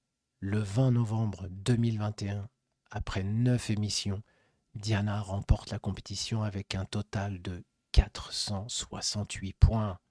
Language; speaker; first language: French; native; French